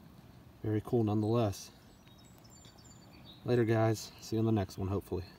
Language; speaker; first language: English; native; English